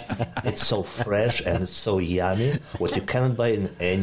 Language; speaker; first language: English; non-native, fluent; Ukrainian